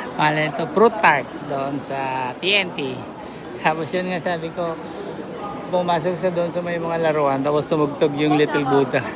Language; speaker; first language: Filipino; native; Filipino